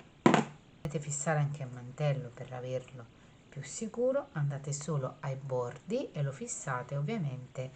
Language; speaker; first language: Italian; native; Italian